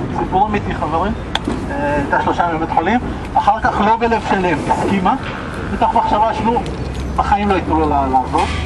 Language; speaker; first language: Hebrew; early bilingual, other home language; Russian